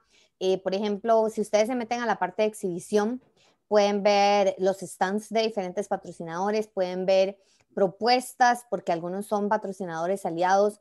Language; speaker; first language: Spanish; native; Spanish